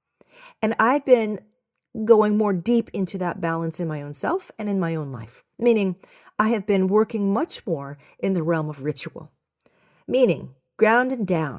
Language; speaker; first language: English; native; English